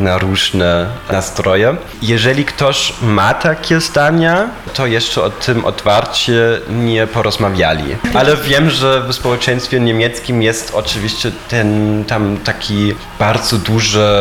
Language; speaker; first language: Polish; non-native, fluent; German